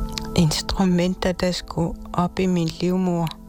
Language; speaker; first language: Danish; non-native, local second language; Kalaallisut